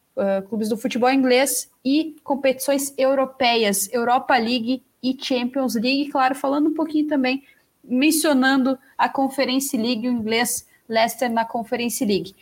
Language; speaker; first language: Portuguese; native; Portuguese